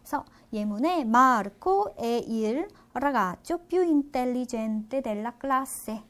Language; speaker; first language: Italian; non-native, fluent; Korean